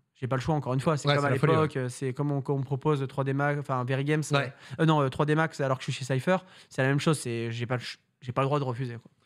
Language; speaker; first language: French; native; French